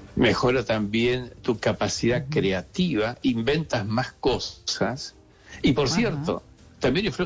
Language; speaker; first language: Spanish; native; Spanish